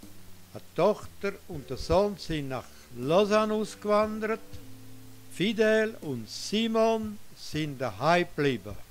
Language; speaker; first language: German; non-native, local second language; Romansh